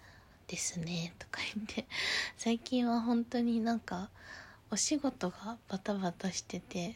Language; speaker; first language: Japanese; native; Japanese